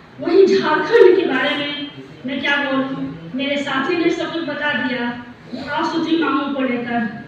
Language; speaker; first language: Hindi; native; Hindi